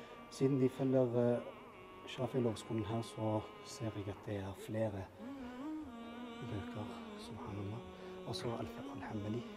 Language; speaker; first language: Norwegian; early bilingual, other home language; Urdu